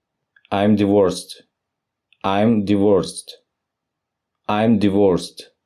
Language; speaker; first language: English; non-native, fluent; Russian